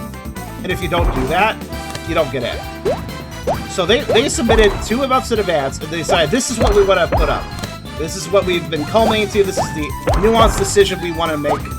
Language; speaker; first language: English; native; English